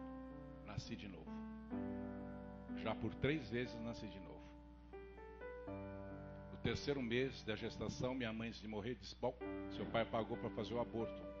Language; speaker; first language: Portuguese; native; Portuguese